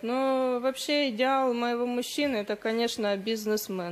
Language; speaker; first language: Russian; native; Russian